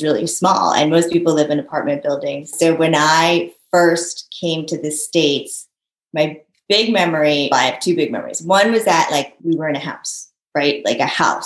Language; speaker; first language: English; early bilingual, other home language; Japanese